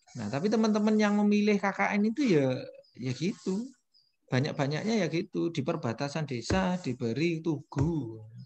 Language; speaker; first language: Indonesian; non-native, local second language; Javanese